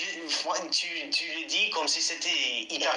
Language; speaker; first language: French; non-native, fluent; English